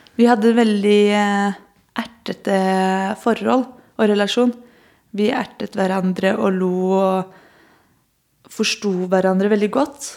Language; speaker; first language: Norwegian; early bilingual, other home language; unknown